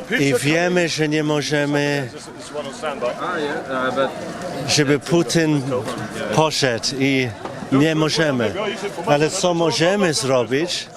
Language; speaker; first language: Polish; early bilingual, heritage; English